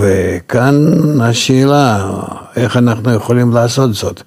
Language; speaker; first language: Hebrew; non-native, fluent; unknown